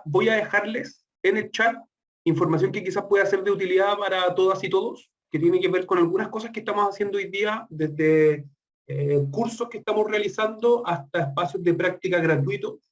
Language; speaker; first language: Spanish; native; Spanish